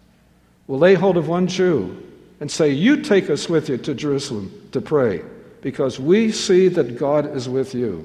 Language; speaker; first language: English; native; English